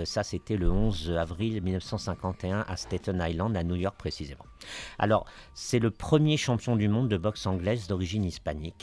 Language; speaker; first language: French; native; French